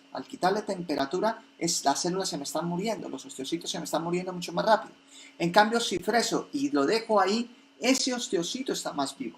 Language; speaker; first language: Spanish; native; Spanish